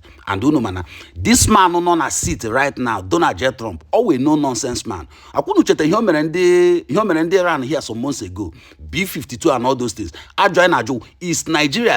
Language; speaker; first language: Nigerian Pidgin; non-native, local second language; Igbo